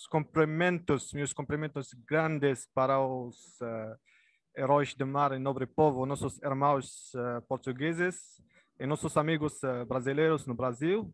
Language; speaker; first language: Portuguese; non-native, learner; Arabic